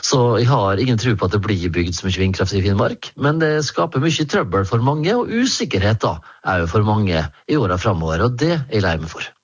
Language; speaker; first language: Norwegian; native; Norwegian